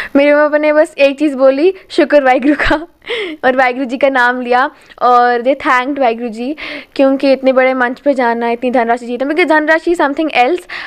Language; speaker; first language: Hindi; native; Hindi